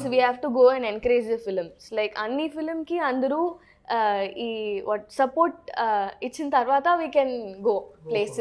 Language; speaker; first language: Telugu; non-native, learner; Tamil